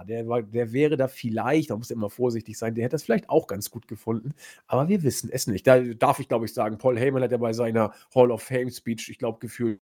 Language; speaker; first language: German; native; German